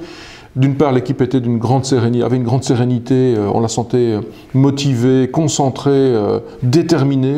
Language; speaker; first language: French; native; French